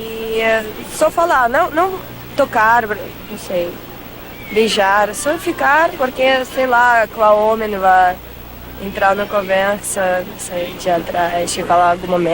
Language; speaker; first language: Portuguese; non-native, fluent; Russian